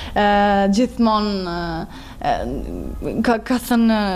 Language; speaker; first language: Albanian; non-native, learner; Serbian